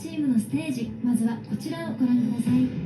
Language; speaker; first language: Japanese; native; Japanese